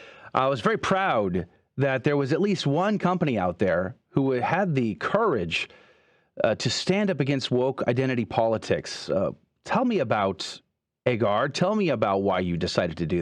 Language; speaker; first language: English; native; English